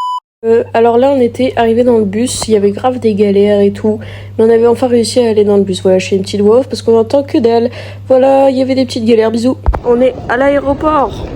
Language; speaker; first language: French; native; French